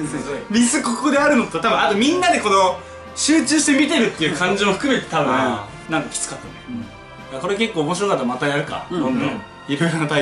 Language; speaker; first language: Japanese; native; Japanese